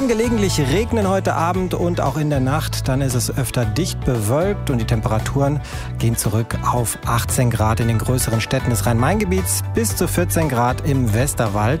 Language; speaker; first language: German; native; German